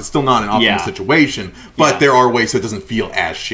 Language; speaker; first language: English; native; English